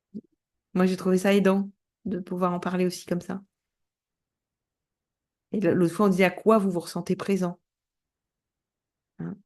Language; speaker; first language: French; native; French